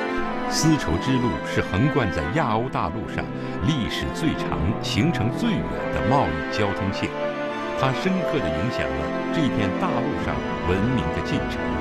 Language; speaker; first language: Chinese; native; Chinese